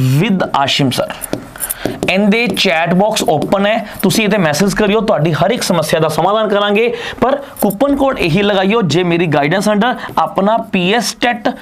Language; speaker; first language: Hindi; non-native, local second language; Punjabi